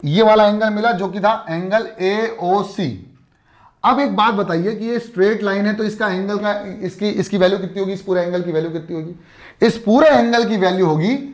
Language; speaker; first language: Hindi; native; Hindi